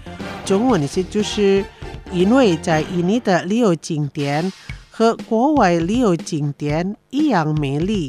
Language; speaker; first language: Chinese; non-native, fluent; Indonesian